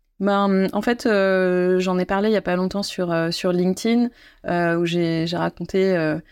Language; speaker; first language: French; native; French